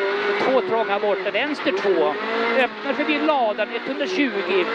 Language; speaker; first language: Swedish; native; Swedish